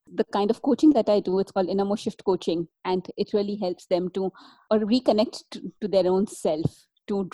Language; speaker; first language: English; non-native, local second language; Hindi